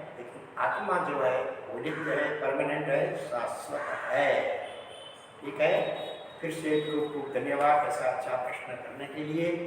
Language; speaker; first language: Hindi; non-native, local second language; Gujarati